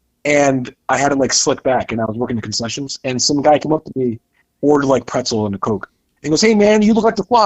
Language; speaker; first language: English; native; English